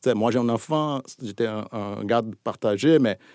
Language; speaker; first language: French; non-native, fluent; Portuguese